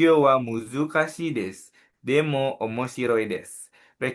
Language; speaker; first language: Japanese; non-native, learner; Indonesian